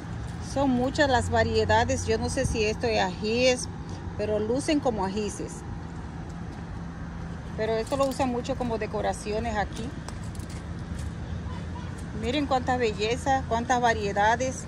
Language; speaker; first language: Spanish; native; Spanish